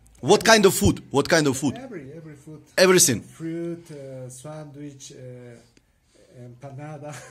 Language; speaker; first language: English; non-native, learner; Russian